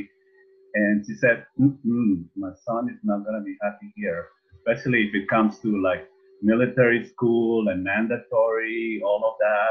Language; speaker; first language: English; non-native, fluent; Spanish